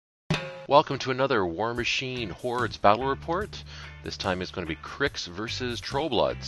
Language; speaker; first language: English; native; English